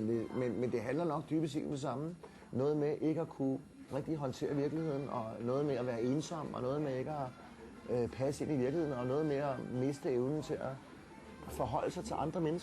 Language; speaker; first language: Danish; native; Danish